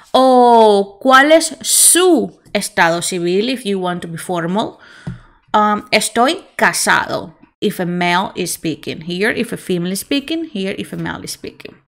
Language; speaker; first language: English; non-native, fluent; Spanish